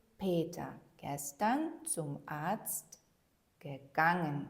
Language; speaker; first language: German; non-native, fluent; Ukrainian